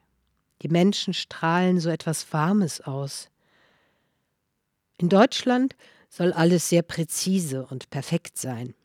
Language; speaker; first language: German; non-native, fluent; Dutch